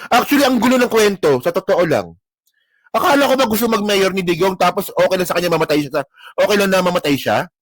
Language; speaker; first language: Filipino; non-native, local second language; Hiligaynon